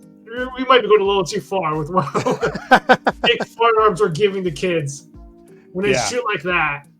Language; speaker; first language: English; native; English